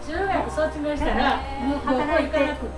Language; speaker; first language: Japanese; native; Japanese